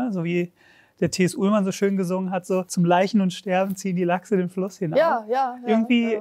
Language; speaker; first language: German; native; German